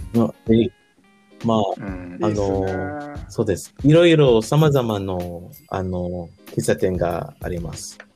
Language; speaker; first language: Japanese; non-native, learner; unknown